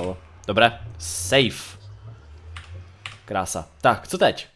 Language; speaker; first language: Czech; native; Czech